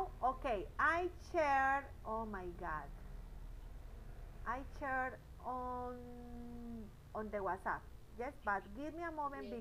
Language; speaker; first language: English; non-native, learner; Spanish